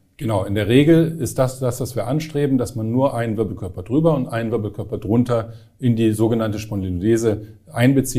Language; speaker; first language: German; native; German